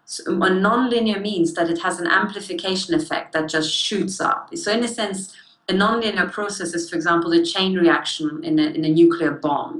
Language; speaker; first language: English; early bilingual, other home language; German